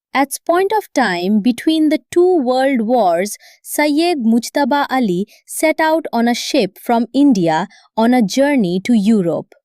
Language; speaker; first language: English; non-native, local second language; Bangla